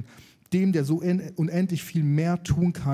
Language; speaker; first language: German; native; German